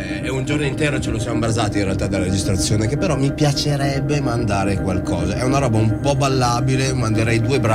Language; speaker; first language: Italian; native; Italian